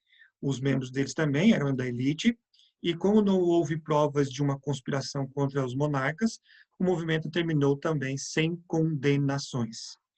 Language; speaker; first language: Portuguese; native; Portuguese